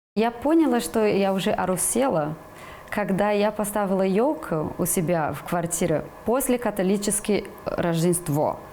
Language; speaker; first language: Russian; non-native, fluent; Portuguese